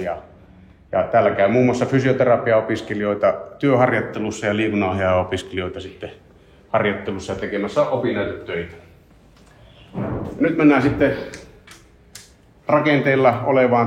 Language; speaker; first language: Finnish; native; Finnish